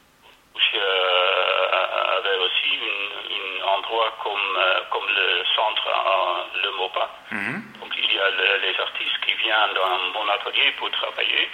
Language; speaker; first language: French; non-native, learner; Dutch